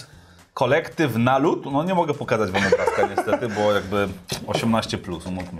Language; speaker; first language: Polish; native; Polish